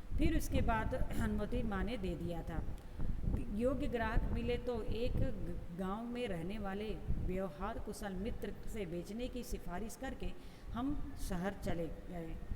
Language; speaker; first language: Hindi; non-native, local second language; Gujarati